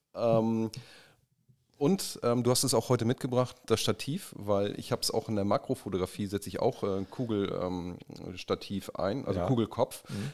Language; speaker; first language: German; native; German